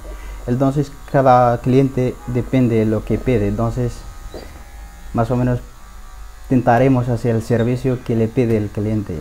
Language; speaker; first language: Spanish; non-native, learner; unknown